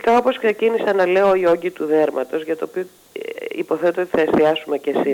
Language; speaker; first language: Greek; native; Greek